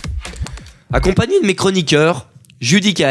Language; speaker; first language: French; native; French